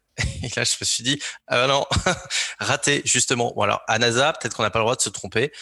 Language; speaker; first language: French; native; French